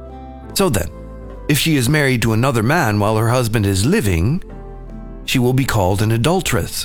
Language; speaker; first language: English; native; English